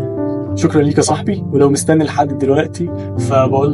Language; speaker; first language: Arabic; native; Arabic